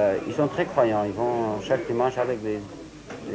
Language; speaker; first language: French; non-native, learner; Syriac